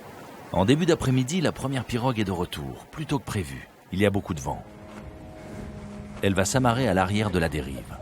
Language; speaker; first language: French; native; French